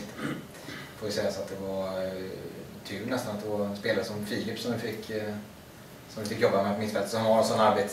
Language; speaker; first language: Swedish; native; Swedish